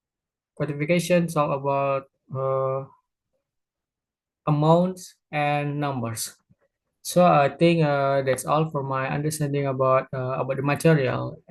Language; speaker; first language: English; non-native, learner; Indonesian